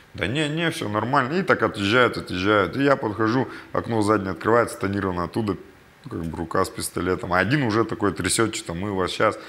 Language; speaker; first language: Russian; native; Russian